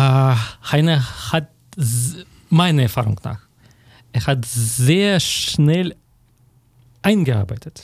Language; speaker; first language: German; non-native, learner; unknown